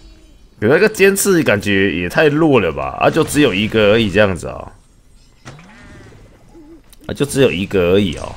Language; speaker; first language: Chinese; native; Chinese